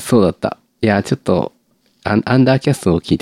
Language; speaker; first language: Japanese; native; Japanese